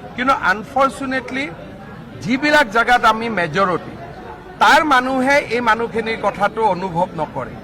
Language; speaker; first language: Assamese; native; Assamese